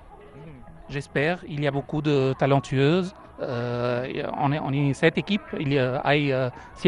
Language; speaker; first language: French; non-native, fluent; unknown